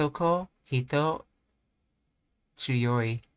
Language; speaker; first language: Japanese; non-native, learner; English